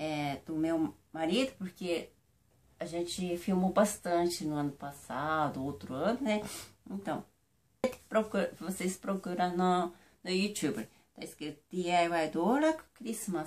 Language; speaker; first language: Portuguese; non-native, fluent; Japanese